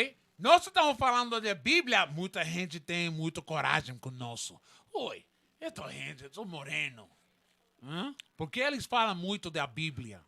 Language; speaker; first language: Portuguese; non-native, learner; Spanish